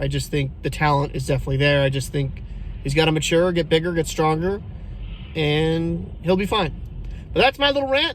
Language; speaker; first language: English; native; English